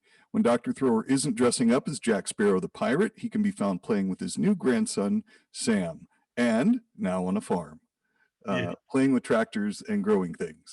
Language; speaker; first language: English; native; English